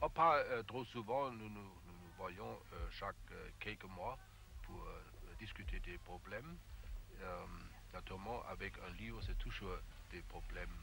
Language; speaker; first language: French; non-native, fluent; German